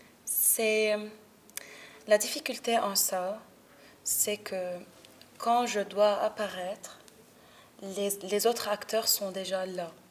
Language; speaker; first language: French; non-native, local second language; Arabic